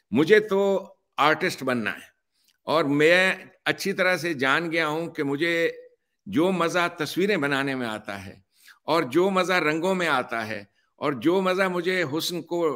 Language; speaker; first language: Urdu; native; Urdu